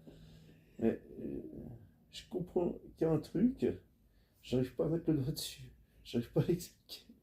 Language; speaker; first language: French; native; French